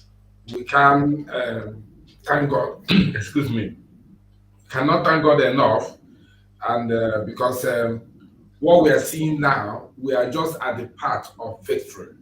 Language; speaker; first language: English; non-native, local second language; Igbo